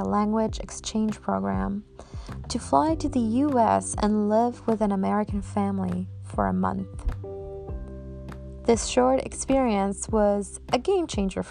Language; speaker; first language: English; non-native, fluent; Polish